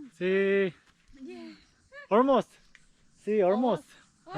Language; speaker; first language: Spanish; non-native, learner; Korean